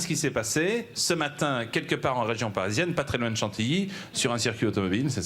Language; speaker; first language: French; native; French